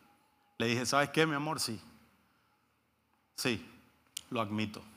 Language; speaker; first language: Spanish; native; Spanish